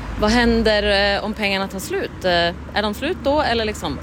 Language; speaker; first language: Swedish; native; Swedish